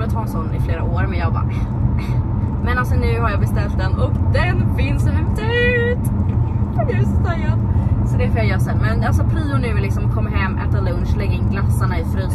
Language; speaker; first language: Swedish; native; Swedish